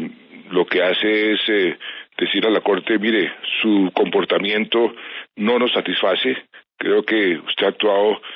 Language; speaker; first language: Spanish; native; Spanish